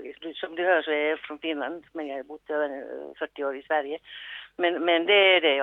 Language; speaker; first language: Swedish; non-native, local second language; Finnish